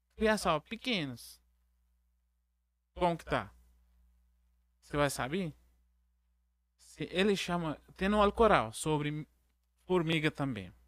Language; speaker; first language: Portuguese; non-native, learner; Arabic